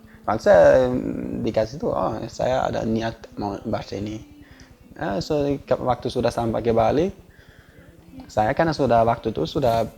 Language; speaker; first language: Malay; non-native, fluent; Swedish